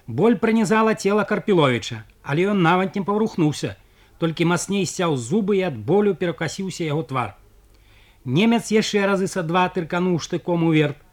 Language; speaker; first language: Belarusian; native; Belarusian